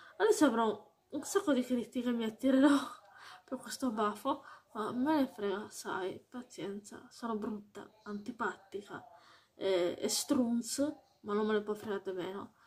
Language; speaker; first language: Italian; early bilingual, heritage; Italian